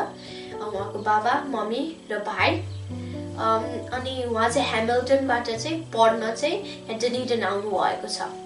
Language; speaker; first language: Nepali; early bilingual, heritage; Nepali